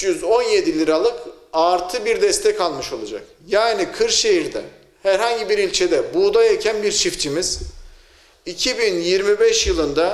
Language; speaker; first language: Turkish; native; Turkish